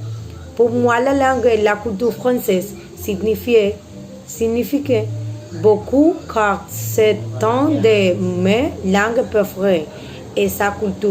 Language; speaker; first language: French; non-native, learner; Spanish